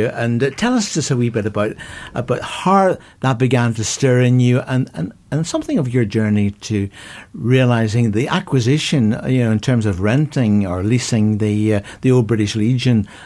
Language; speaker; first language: English; native; English